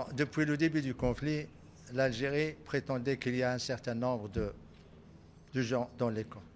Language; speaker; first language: French; non-native, local second language; Arabic